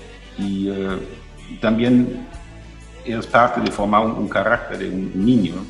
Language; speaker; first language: Spanish; non-native, fluent; German